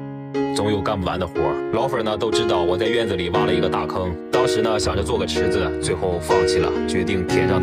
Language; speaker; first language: Chinese; native; Chinese